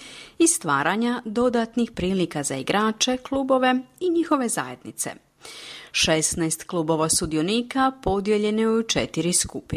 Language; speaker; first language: Croatian; native; Croatian